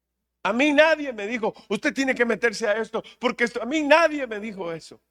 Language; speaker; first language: Spanish; native; Spanish